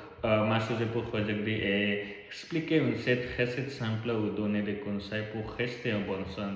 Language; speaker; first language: French; non-native, learner; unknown